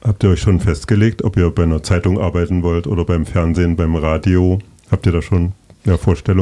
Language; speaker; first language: German; native; German